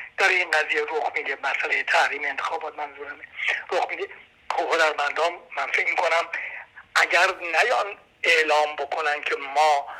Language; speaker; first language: Persian; native; Persian